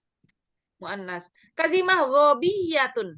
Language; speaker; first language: Arabic; non-native, fluent; Indonesian